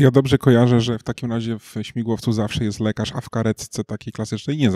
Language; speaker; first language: Polish; native; Polish